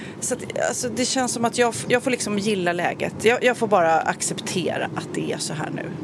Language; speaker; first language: Swedish; native; Swedish